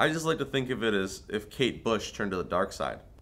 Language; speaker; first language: English; native; English